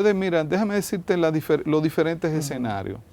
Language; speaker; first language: Spanish; native; Spanish